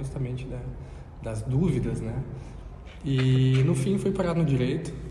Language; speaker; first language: Portuguese; native; Portuguese